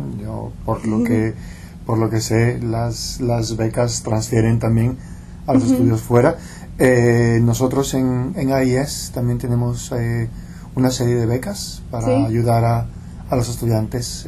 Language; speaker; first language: Spanish; non-native, local second language; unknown